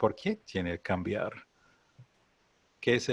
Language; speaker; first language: Spanish; non-native, learner; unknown